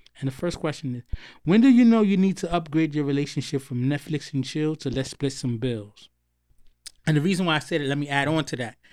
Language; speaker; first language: English; native; English